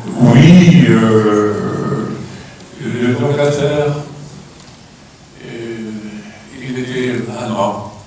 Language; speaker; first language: French; non-native, fluent; Swedish